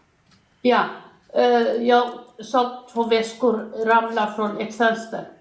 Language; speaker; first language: Swedish; non-native, learner; Arabic